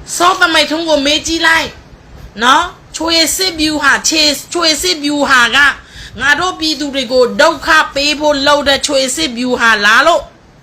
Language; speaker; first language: Burmese; non-native, local second language; S'gaw Karen